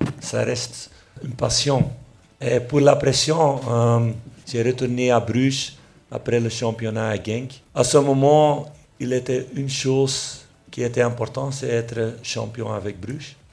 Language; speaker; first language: French; non-native, local second language; Dutch